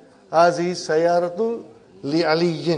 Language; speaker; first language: Arabic; non-native, fluent; English